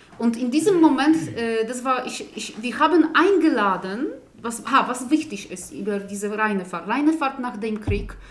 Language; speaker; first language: German; non-native, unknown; Polish